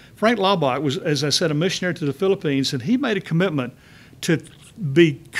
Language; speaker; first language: English; native; English